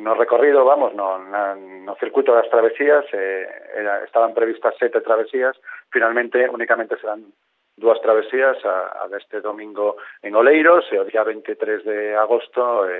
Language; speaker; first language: Galician; non-native, local second language; Spanish